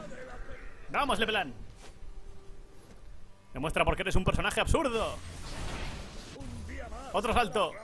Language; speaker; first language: Spanish; native; Spanish